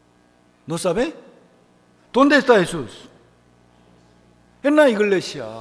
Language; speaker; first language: Spanish; non-native, fluent; Korean